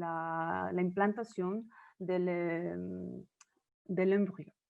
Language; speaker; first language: French; non-native, learner; Spanish